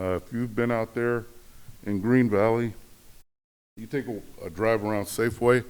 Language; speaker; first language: English; native; English